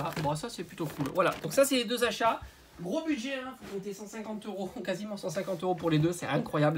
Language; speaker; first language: French; native; French